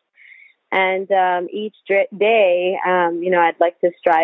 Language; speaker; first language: English; native; English